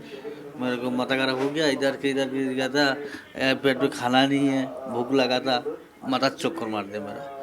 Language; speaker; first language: Hindi; non-native, local second language; Bangla